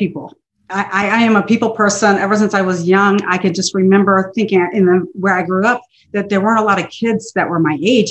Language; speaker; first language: English; native; English